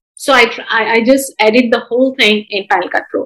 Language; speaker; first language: English; non-native, local second language; Bangla